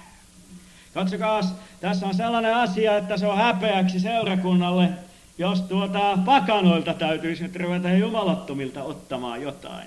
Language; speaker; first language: Finnish; native; Finnish